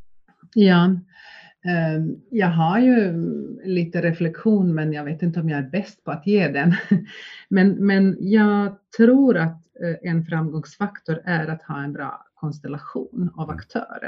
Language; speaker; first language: Swedish; native; Swedish